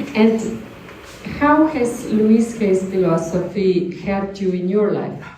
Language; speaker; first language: English; non-native, fluent; Slovenian